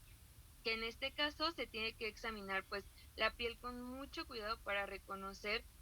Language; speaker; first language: Spanish; native; Spanish